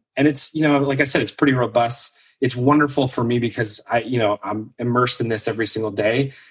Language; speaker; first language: English; native; English